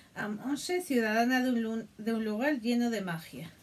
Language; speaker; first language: Spanish; native; Spanish